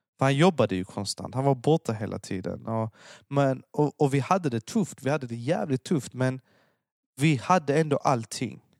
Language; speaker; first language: Swedish; early bilingual, other home language; Persian